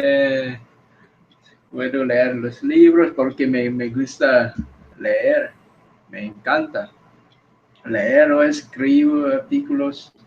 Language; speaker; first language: Spanish; non-native, learner; Indonesian